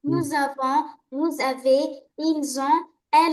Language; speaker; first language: French; non-native, learner; Arabic